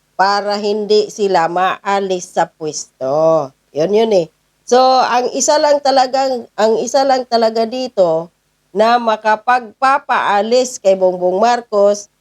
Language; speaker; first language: Filipino; native; Filipino